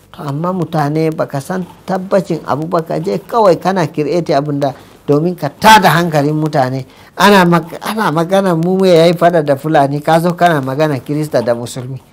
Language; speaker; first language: Hausa; non-native, local second language; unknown